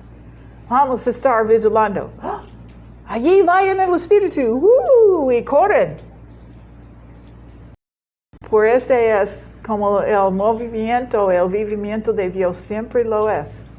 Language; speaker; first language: Spanish; non-native, learner; English